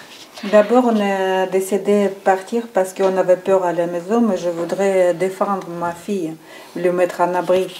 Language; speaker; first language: French; non-native, fluent; Ukrainian